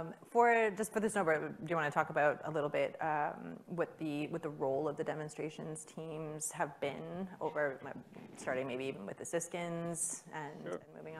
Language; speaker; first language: English; native; English